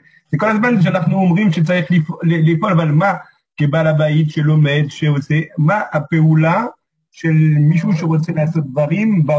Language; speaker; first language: Hebrew; non-native, fluent; French